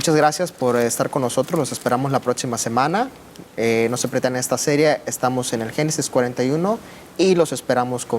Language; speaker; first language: Spanish; native; Spanish